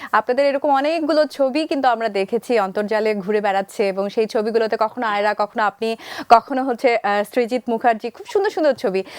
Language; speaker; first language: Bangla; native; Bangla